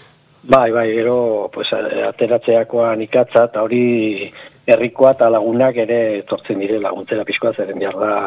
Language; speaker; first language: Basque; non-native, local second language; Spanish